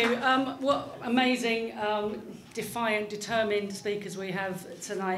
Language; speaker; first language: English; native; English